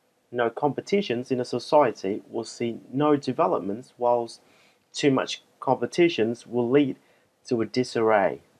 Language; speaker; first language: English; non-native, fluent; Vietnamese